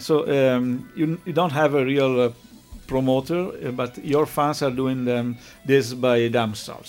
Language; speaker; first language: English; non-native, fluent; Italian